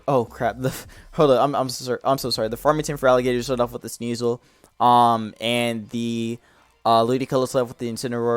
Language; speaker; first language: English; native; English